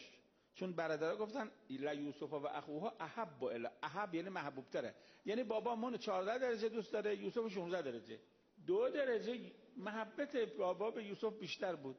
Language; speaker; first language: Persian; native; Persian